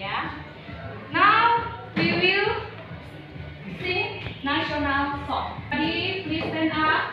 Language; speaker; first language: English; non-native, fluent; Indonesian